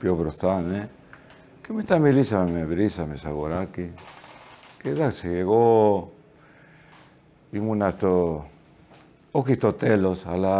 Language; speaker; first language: Greek; non-native, learner; Spanish